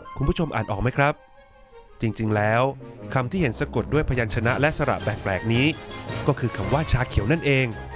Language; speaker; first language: Thai; native; Thai